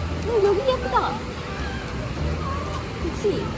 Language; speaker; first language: Korean; non-native, learner; English